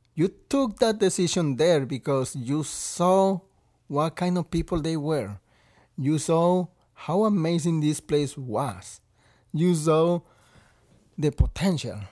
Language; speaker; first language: English; non-native, learner; Spanish